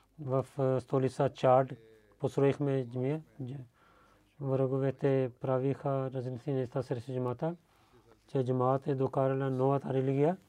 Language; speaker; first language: Bulgarian; non-native, learner; Urdu